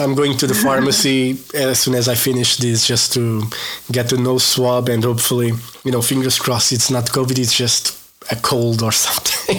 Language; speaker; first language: English; non-native, fluent; Portuguese